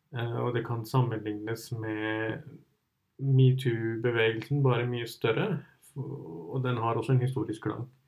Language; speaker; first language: Norwegian; early bilingual, other home language; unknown